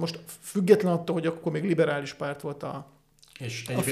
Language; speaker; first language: Hungarian; native; Hungarian